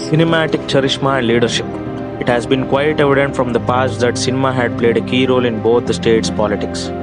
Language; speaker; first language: English; non-native, local second language; Telugu